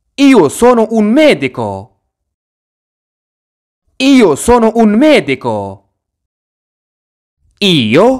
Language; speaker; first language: Italian; non-native, learner; Arabic